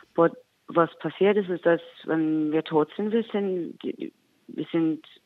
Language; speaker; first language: English; native; English